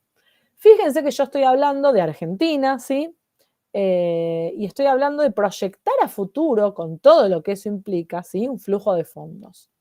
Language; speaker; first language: Spanish; native; Spanish